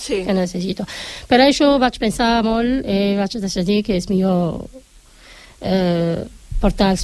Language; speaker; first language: Catalan; non-native, learner; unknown